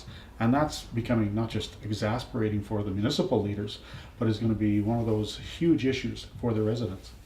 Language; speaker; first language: English; native; English